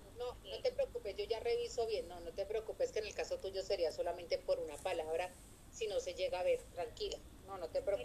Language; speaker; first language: Spanish; native; Spanish